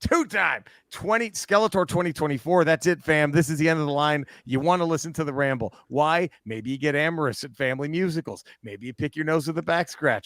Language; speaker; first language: English; native; English